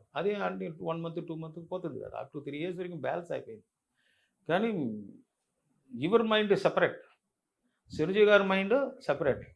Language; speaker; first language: Telugu; non-native, local second language; Tamil